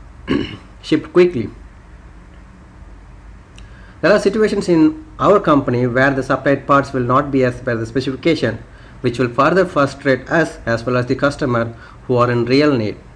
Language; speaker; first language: English; non-native, local second language; Tamil